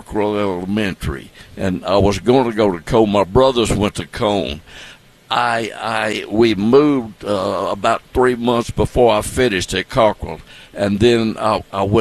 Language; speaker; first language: English; native; English